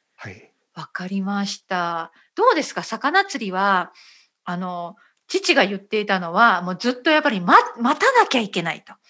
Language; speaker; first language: Japanese; native; Japanese